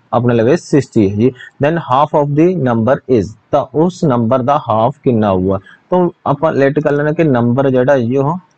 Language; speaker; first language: Hindi; non-native, local second language; Punjabi